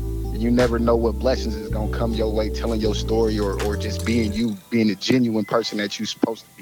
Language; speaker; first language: English; native; English